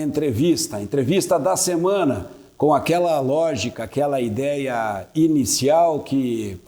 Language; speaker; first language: Portuguese; native; Portuguese